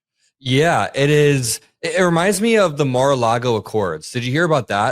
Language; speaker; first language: English; native; English